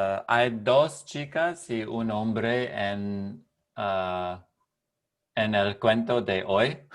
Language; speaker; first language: Spanish; non-native, learner; English